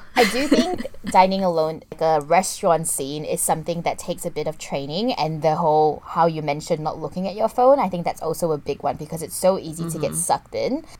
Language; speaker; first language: English; non-native, local second language; Chinese